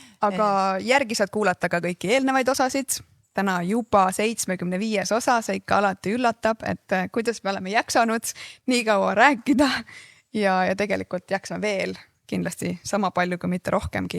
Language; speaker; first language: Estonian; native; Estonian